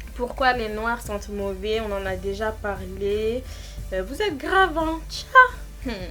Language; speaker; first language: French; native; French